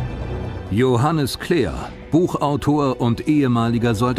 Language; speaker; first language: German; native; German